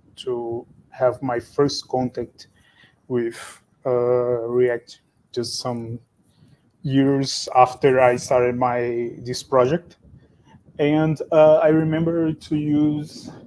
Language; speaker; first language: English; non-native, fluent; Portuguese